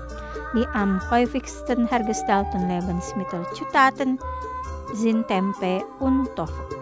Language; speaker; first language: German; non-native, learner; Indonesian